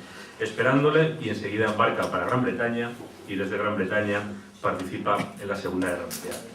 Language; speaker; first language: Spanish; native; Spanish